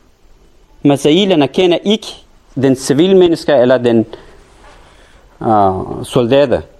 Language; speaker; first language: Danish; non-native, learner; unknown